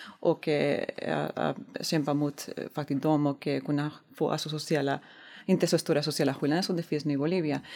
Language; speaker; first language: Swedish; non-native, learner; Spanish